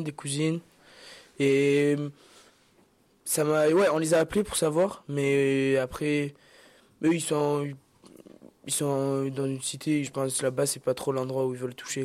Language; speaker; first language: French; native; French